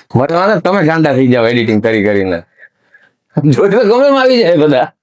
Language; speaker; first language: Gujarati; non-native, local second language; Kachhi